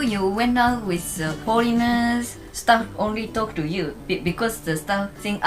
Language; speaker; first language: English; non-native, fluent; Japanese